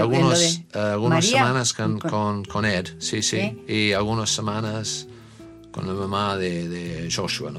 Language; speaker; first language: Spanish; non-native, learner; English